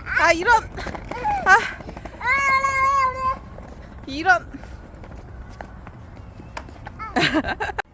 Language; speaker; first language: Korean; native; Korean